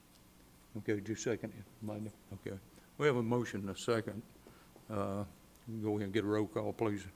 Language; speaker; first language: English; native; English